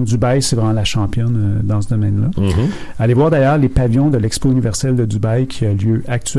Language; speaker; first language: French; native; French